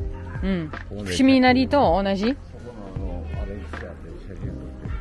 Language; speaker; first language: Japanese; non-native, fluent; French